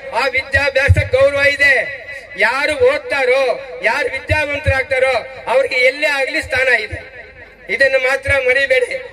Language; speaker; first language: Kannada; non-native, local second language; Telugu